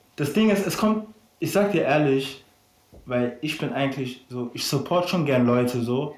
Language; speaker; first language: German; native; German